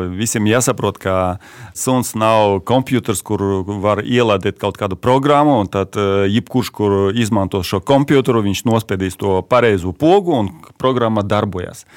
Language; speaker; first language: Latvian; non-native, local second language; Russian